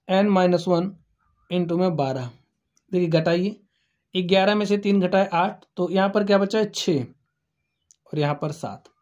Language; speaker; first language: Hindi; native; Hindi